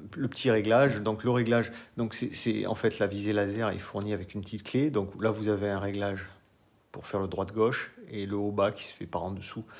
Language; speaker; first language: French; native; French